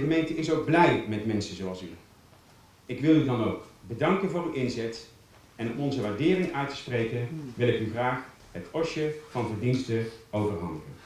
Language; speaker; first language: Dutch; native; Dutch